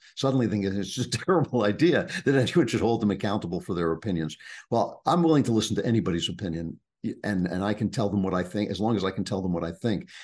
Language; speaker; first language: English; native; English